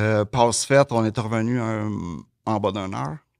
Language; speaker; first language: French; native; French